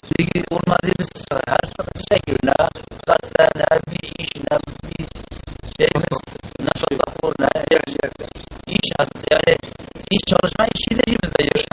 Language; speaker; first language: Turkish; non-native, local second language; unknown